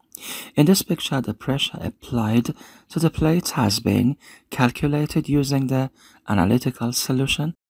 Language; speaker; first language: English; non-native, fluent; Persian